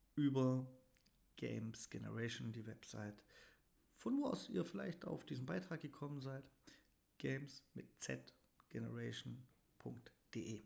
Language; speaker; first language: German; native; German